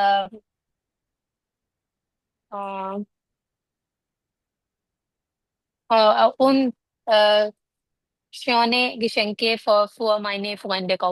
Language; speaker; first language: German; non-native, learner; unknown